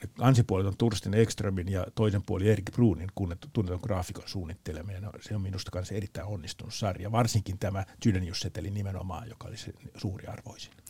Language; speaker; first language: Finnish; native; Finnish